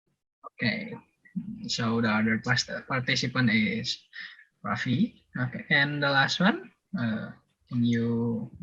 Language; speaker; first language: English; non-native, learner; Indonesian